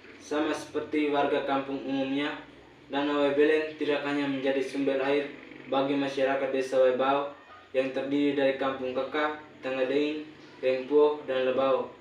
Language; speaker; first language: Indonesian; non-native, local second language; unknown